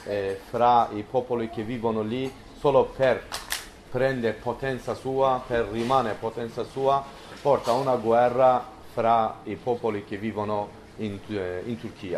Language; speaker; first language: Italian; non-native, learner; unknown